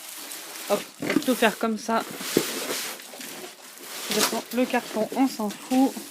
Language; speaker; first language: French; native; French